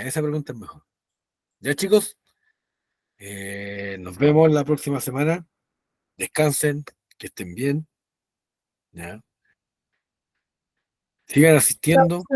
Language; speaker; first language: Spanish; native; Spanish